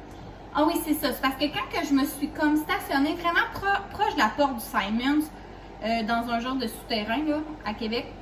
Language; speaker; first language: French; native; French